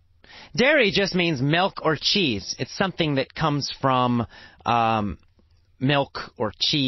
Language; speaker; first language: English; native; English